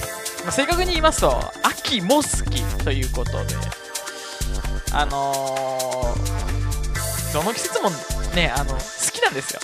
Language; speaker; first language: Japanese; native; Japanese